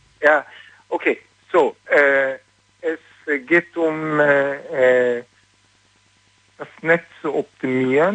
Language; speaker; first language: German; non-native, learner; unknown